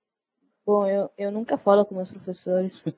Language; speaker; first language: Portuguese; early bilingual, other home language; Italian